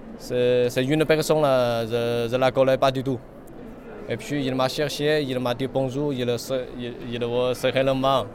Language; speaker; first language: French; non-native, learner; Chinese